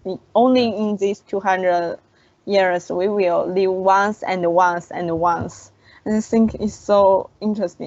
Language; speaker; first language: English; non-native, learner; Chinese